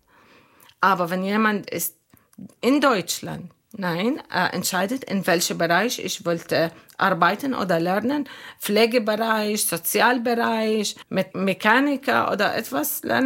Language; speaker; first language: German; non-native, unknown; Arabic